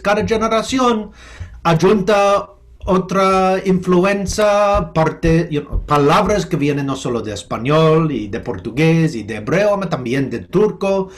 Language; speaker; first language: Spanish; non-native, fluent; English